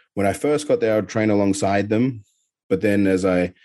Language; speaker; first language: English; native; English